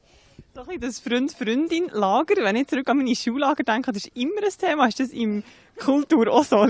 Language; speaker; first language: German; native; German